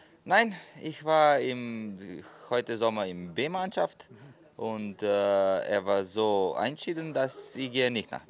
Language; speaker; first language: German; non-native, fluent; Slovenian